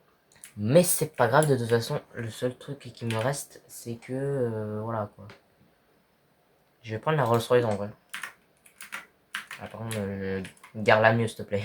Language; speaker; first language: French; native; French